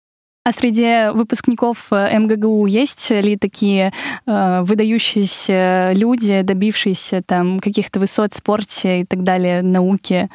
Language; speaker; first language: Russian; native; Russian